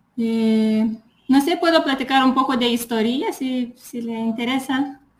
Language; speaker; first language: Spanish; non-native, fluent; Lithuanian